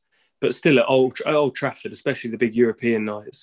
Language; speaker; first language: English; native; English